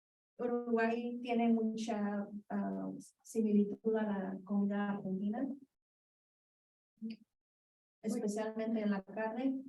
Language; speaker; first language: Spanish; early bilingual, heritage; Spanish